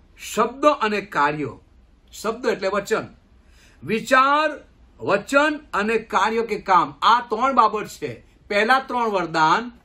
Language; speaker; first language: Gujarati; non-native, local second language; Gamit